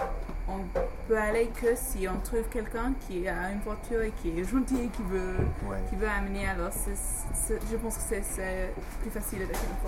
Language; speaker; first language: French; non-native, fluent; English